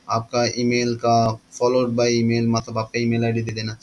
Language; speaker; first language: Hindi; non-native, local second language; Bangla